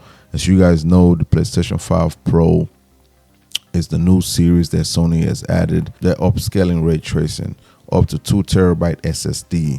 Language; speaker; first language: English; native; English